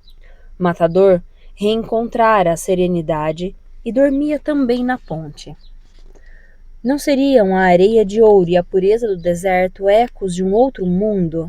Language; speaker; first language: Portuguese; native; Portuguese